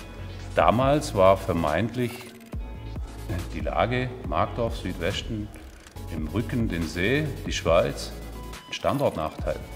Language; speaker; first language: German; native; German